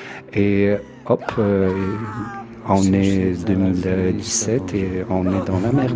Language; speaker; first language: French; non-native, fluent; Polish